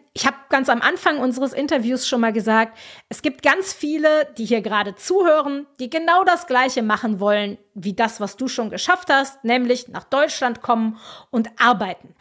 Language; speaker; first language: German; native; German